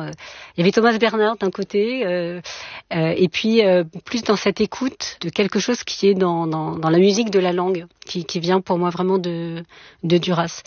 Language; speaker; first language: French; native; French